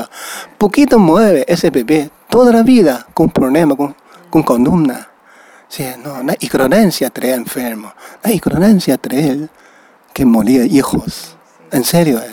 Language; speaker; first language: Spanish; non-native, learner; Chinese